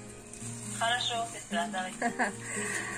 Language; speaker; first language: Russian; non-native, learner; Tajik